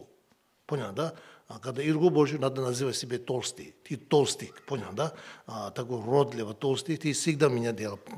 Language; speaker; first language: Russian; non-native, learner; Tibetan